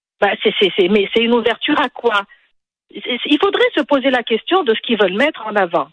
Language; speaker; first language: French; non-native, local second language; Arabic